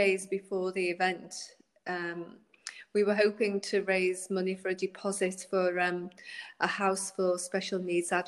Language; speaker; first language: English; native; English